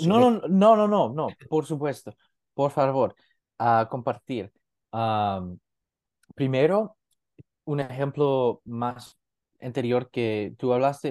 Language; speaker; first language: Spanish; non-native, learner; English